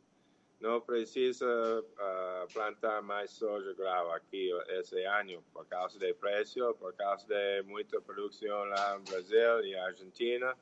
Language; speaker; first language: Portuguese; non-native, fluent; English